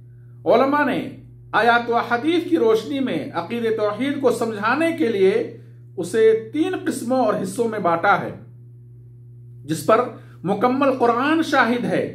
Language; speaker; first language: Urdu; native; Urdu